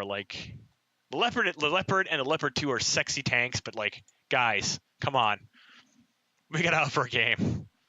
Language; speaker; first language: English; native; English